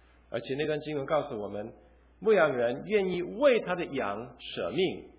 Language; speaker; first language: Chinese; early bilingual, other home language; English